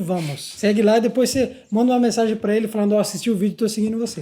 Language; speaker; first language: Portuguese; native; Portuguese